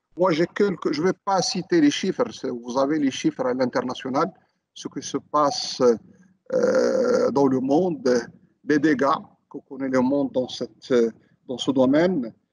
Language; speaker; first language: French; non-native, local second language; Arabic